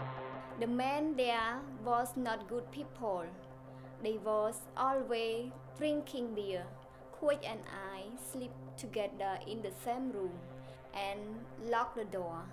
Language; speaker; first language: English; non-native, learner; Khmer